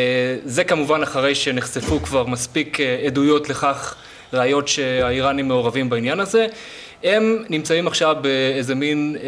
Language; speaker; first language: Hebrew; native; Hebrew